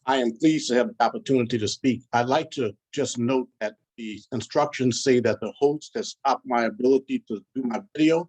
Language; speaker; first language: English; native; English